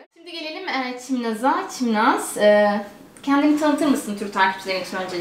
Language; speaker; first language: Turkish; native; Turkish